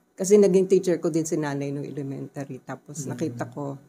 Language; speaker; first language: Filipino; native; Filipino